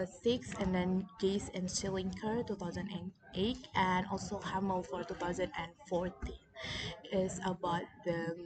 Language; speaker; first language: English; non-native, learner; Indonesian